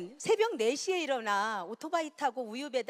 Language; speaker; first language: Korean; native; Korean